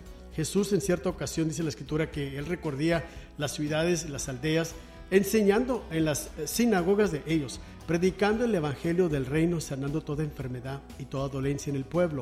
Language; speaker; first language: Spanish; native; Spanish